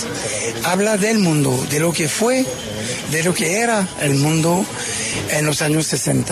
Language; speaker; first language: Spanish; non-native, fluent; French